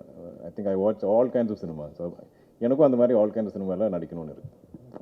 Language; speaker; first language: Tamil; non-native, local second language; Malayalam